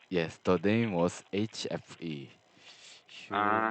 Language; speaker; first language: English; non-native, learner; Korean